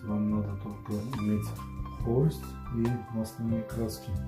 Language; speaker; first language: Russian; non-native, fluent; Armenian